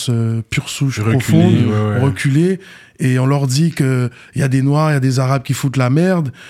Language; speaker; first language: French; native; French